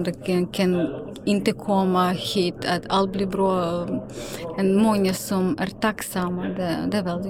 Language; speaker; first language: Swedish; non-native, learner; Ukrainian